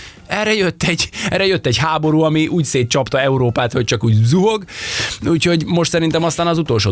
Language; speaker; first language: Hungarian; native; Hungarian